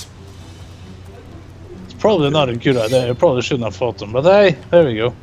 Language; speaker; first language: English; non-native, fluent; Norwegian